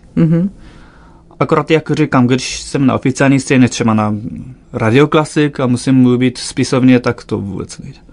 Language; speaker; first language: Czech; non-native, fluent; Japanese